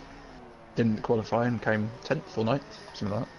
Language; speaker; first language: English; native; English